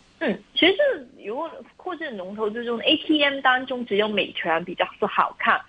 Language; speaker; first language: Chinese; non-native, local second language; Cantonese